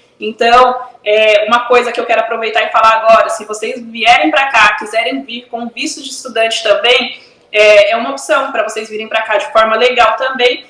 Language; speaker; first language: Portuguese; native; Portuguese